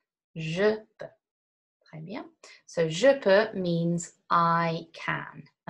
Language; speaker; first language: French; non-native, fluent; English